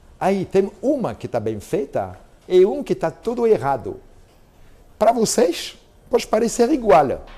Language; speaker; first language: Portuguese; non-native, fluent; French